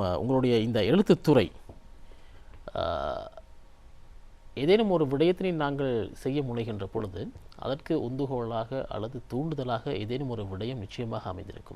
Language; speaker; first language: Tamil; native; Tamil